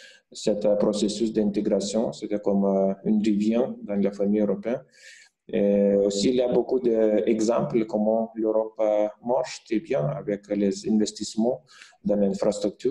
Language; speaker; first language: French; non-native, fluent; Lithuanian